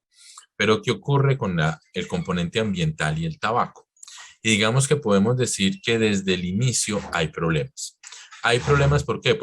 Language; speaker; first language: Spanish; native; Spanish